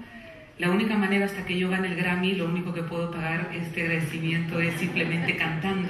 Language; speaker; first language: Spanish; native; Spanish